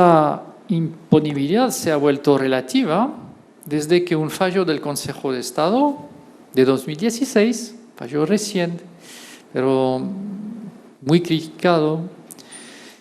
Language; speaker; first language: Spanish; non-native, fluent; French